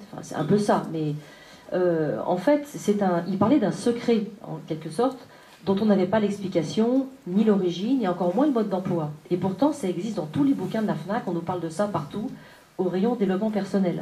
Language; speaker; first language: French; native; French